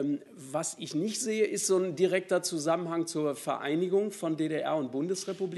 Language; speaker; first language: German; native; German